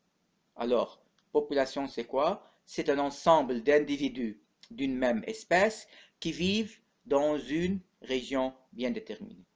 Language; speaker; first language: French; non-native, local second language; Arabic